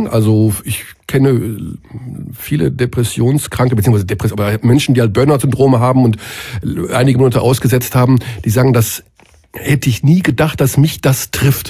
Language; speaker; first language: German; native; German